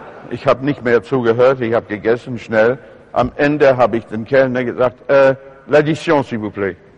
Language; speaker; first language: German; non-native, fluent; English